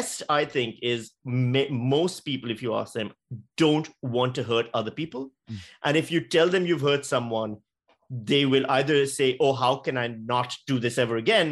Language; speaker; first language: English; non-native, local second language; Urdu